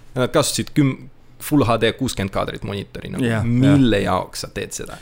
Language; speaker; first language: Estonian; non-native, local second language; Russian